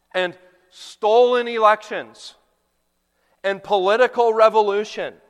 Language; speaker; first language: English; native; English